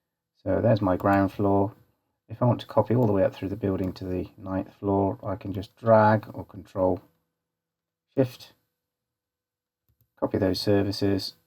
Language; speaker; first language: English; native; English